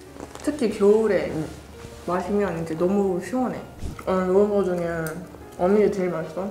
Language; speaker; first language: Korean; early bilingual, other home language; English